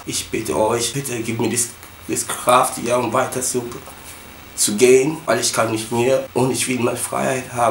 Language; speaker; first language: German; early bilingual, other home language; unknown